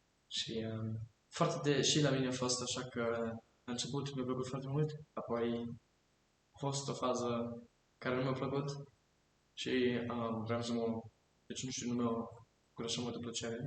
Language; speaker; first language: Romanian; early bilingual, heritage; German